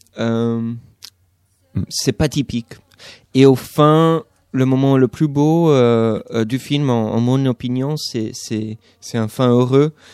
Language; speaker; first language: French; non-native, fluent; English